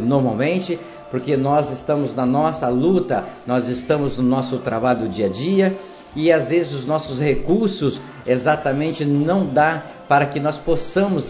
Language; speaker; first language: Portuguese; native; Portuguese